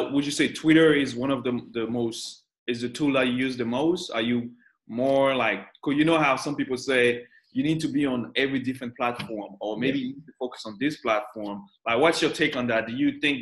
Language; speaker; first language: English; non-native, fluent; French